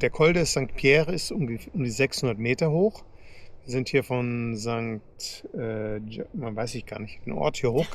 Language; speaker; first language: German; native; German